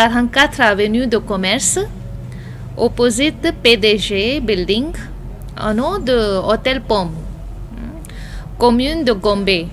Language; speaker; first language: French; non-native, fluent; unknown